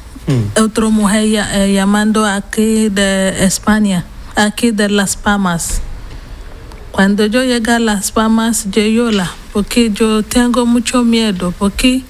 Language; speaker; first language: Spanish; non-native, learner; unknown